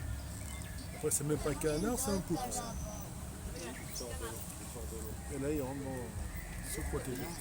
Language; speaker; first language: French; native; French